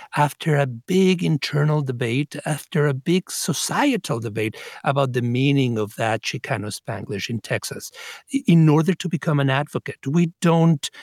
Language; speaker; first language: English; non-native, fluent; Spanish